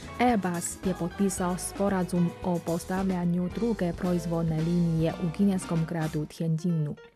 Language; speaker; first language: Croatian; non-native, fluent; Chinese